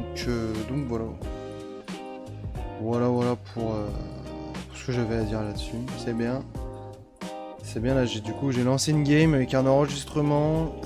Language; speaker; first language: French; native; French